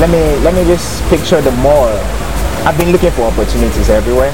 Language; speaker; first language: English; non-native, local second language; Yoruba